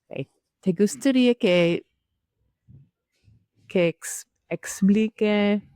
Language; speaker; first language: Spanish; non-native, learner; English